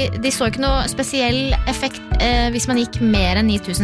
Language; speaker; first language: Norwegian; native; Norwegian